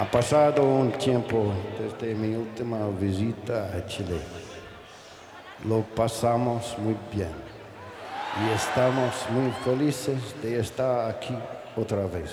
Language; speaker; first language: Spanish; non-native, learner; English